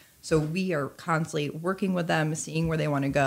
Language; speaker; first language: English; native; English